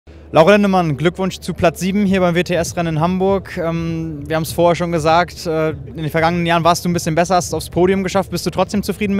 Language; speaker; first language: German; native; German